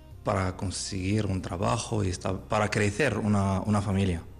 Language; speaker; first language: Spanish; non-native, fluent; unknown